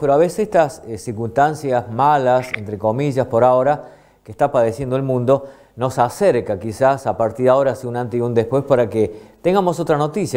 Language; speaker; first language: Spanish; native; Spanish